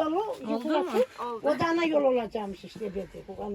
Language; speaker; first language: Turkish; native; Turkish